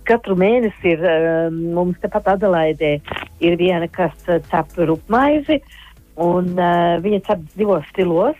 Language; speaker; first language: Latvian; early bilingual, heritage; Latvian